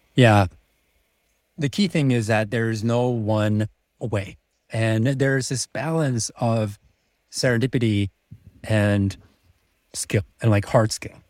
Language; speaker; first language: English; early bilingual, other home language; Czech